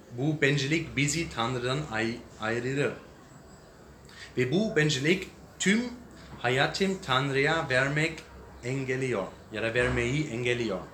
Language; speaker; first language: Turkish; non-native, learner; English